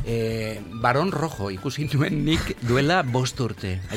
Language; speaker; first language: Basque; native; Basque